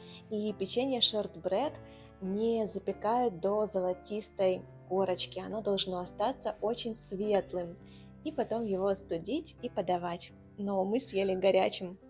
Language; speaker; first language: Russian; native; Russian